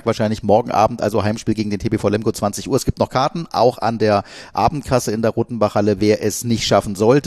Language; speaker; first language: German; native; German